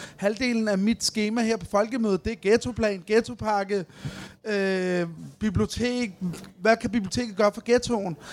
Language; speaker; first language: Danish; early bilingual, other home language; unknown